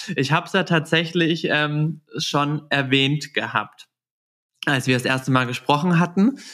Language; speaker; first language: German; native; German